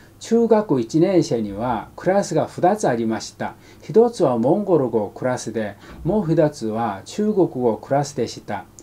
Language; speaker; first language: Japanese; non-native, fluent; Korean